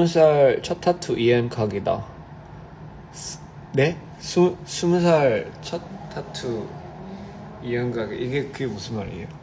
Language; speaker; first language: Korean; early bilingual, heritage; Korean